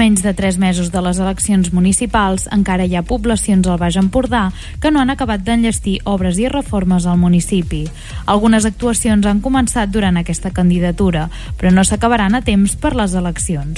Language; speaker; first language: Catalan; native; Catalan